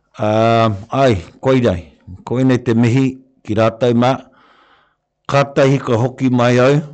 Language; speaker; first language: Māori; non-native, local second language; English